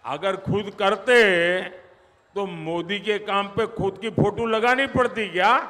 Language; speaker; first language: Hindi; non-native, local second language; Gujarati